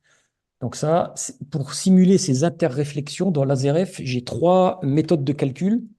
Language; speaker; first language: French; native; French